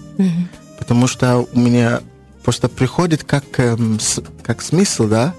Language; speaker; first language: Russian; non-native, learner; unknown